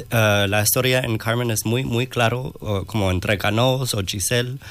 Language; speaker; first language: Spanish; non-native, learner; English